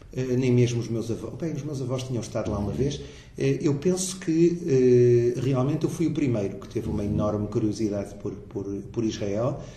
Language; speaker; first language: Portuguese; native; Portuguese